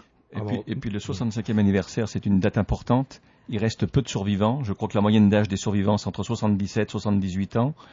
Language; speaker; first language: French; native; French